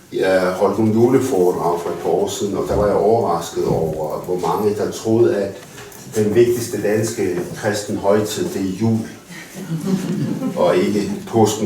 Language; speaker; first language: Danish; early bilingual, other home language; Arabic